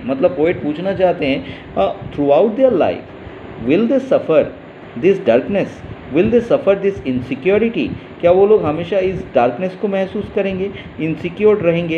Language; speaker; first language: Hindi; native; Hindi